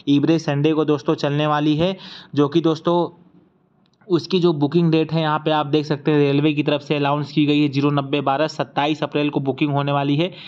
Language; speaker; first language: Hindi; native; Hindi